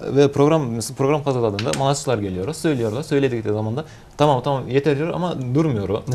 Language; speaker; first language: Turkish; non-native, fluent; Kyrgyz